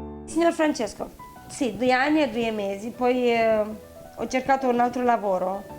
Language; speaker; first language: Italian; non-native, fluent; Romanian